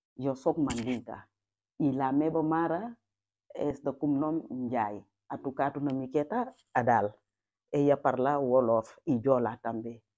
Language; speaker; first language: Catalan; non-native, fluent; Mandingo